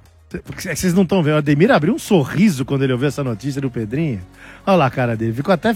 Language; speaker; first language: Portuguese; native; Portuguese